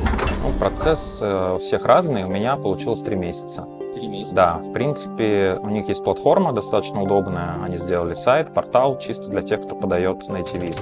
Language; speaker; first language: Russian; native; Russian